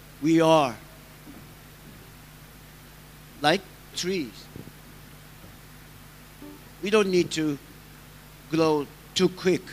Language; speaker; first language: English; non-native, learner; Japanese